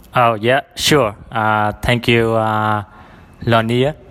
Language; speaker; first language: English; non-native, fluent; Vietnamese